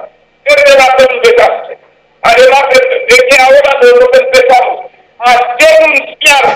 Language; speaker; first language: Spanish; non-native, fluent; Haitian Creole